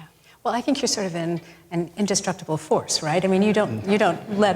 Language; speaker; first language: English; native; English